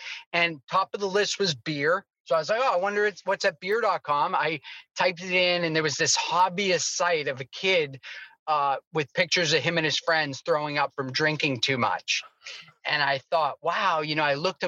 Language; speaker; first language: English; native; English